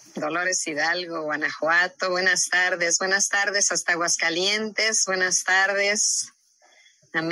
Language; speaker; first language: Spanish; native; Spanish